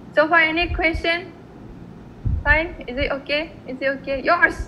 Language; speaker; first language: English; non-native, fluent; Japanese